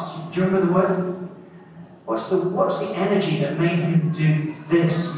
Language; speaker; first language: English; native; English